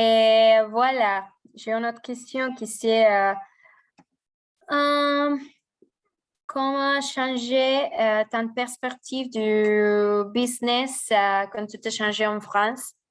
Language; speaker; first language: French; non-native, fluent; Spanish